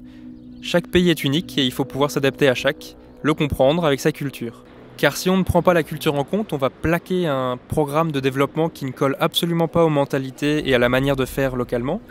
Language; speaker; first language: French; native; French